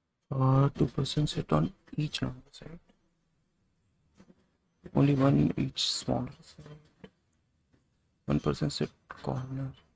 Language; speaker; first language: English; non-native, local second language; Hindi